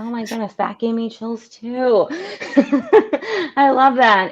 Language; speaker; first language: English; native; English